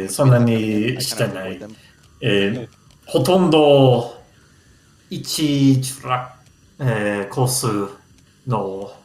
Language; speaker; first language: Japanese; non-native, learner; English